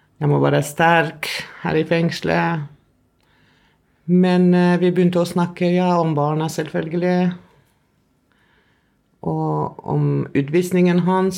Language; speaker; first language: Norwegian; non-native, fluent; Albanian